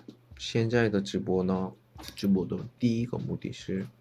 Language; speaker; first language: Chinese; non-native, learner; Korean